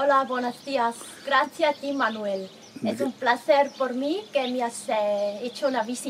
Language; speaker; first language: Spanish; non-native, learner; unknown